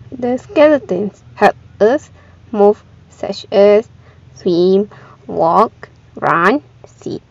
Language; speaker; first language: English; non-native, local second language; Malay